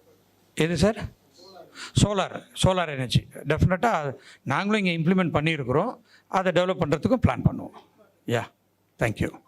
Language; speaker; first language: Tamil; native; Tamil